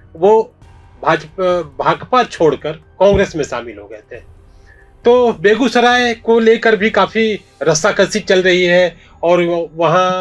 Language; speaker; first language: Hindi; native; Hindi